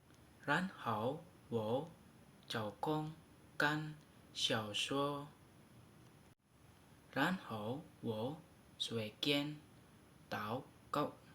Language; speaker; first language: Chinese; non-native, learner; Indonesian